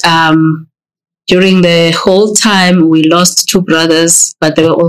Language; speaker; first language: English; non-native, local second language; Xhosa